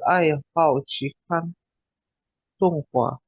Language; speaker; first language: Chinese; non-native, learner; Indonesian